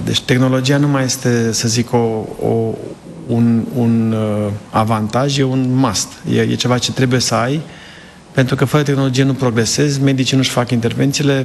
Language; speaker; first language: Romanian; native; Romanian